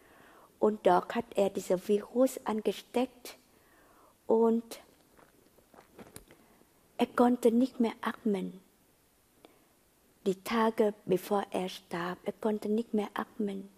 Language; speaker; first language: German; non-native, fluent; Vietnamese